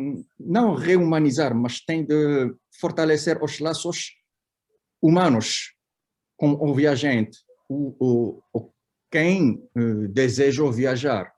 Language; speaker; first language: Portuguese; non-native, fluent; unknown